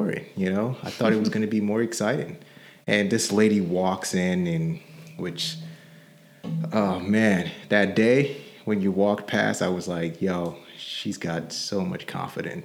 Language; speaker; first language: English; non-native, local second language; Yoruba